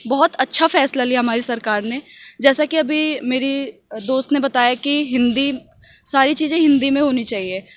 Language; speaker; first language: Hindi; native; Hindi